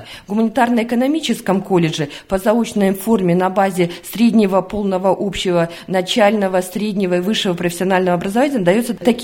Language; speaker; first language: Russian; native; Russian